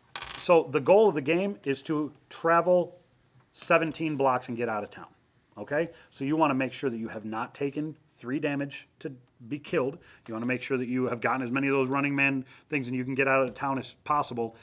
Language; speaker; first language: English; native; English